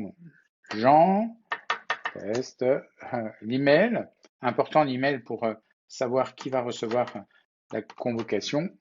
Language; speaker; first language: French; native; French